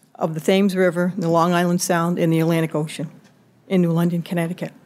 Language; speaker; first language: English; native; English